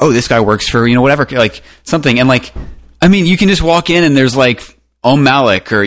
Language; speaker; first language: English; native; English